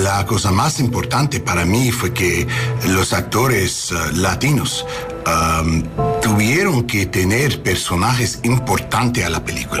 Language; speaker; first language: Spanish; non-native, learner; English